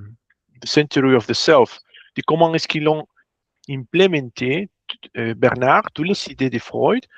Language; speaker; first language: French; non-native, fluent; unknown